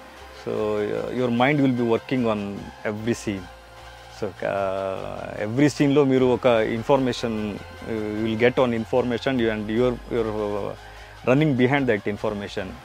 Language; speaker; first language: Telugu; non-native, learner; Kannada